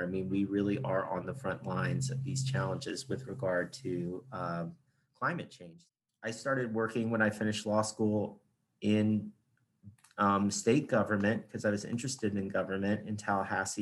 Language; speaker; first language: English; native; English